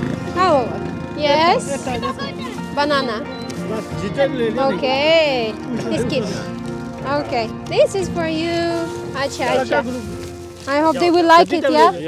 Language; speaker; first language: Hindi; non-native, learner; Kazakh